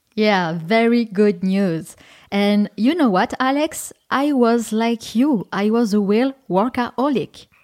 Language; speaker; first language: English; non-native, fluent; French